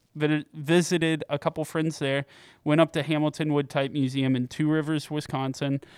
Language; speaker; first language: English; native; English